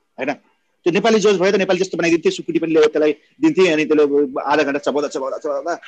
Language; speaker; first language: Nepali; non-native, local second language; Maithili